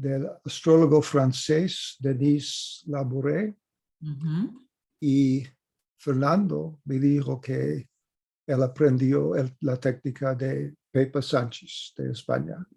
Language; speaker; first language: Spanish; non-native, fluent; English